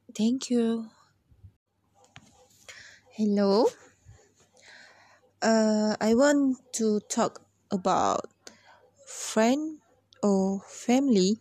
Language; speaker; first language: English; non-native, learner; Malay